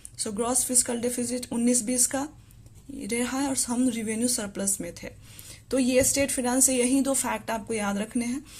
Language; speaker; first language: Hindi; native; Hindi